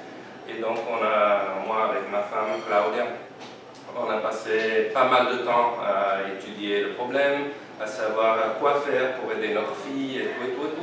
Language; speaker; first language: French; non-native, fluent; Italian